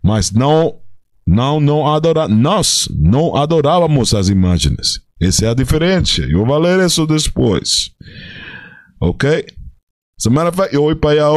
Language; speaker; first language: Portuguese; non-native, fluent; Spanish